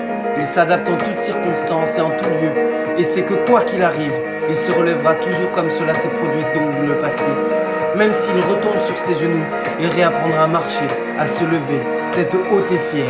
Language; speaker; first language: French; native; French